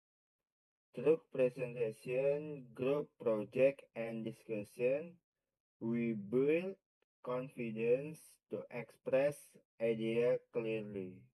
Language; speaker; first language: English; non-native, learner; Indonesian